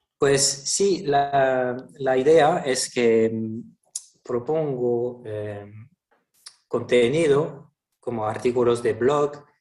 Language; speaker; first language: Spanish; non-native, fluent; French